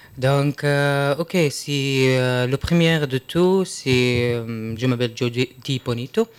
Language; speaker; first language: French; non-native, learner; Arabic